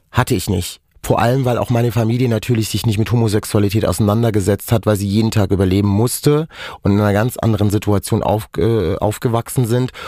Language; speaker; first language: German; non-native, local second language; Romany